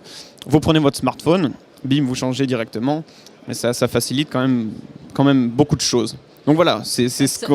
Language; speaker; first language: French; native; French